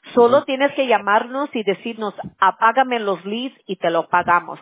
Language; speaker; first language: Spanish; early bilingual, heritage; English